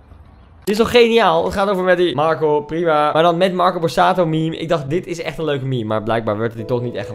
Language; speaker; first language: Dutch; native; Dutch